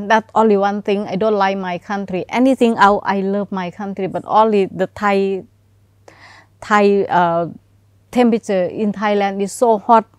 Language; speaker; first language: English; non-native, learner; Thai